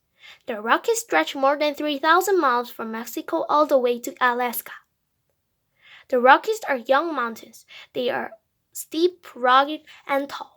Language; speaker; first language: English; non-native, fluent; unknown